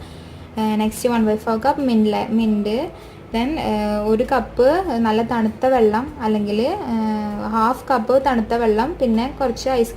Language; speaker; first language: Malayalam; native; Malayalam